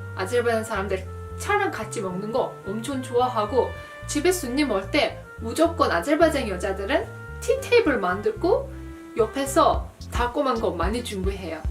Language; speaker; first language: Korean; non-native, fluent; Azerbaijani